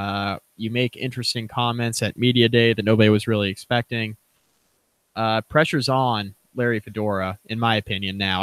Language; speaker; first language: English; native; English